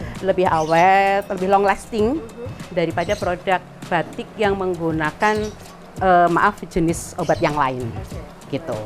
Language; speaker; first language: Indonesian; native; Indonesian